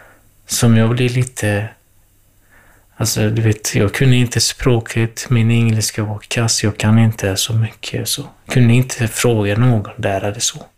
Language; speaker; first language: Swedish; non-native, fluent; Kurdish